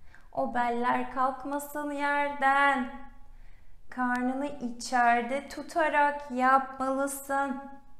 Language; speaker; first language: Turkish; native; Turkish